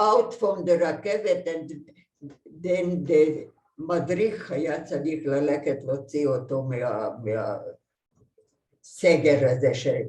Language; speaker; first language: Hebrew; non-native, fluent; Hungarian